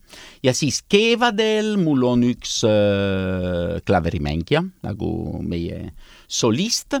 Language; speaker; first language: Estonian; non-native, learner; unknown